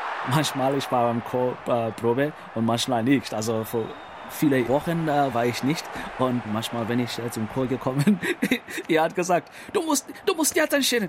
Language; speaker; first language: German; non-native, fluent; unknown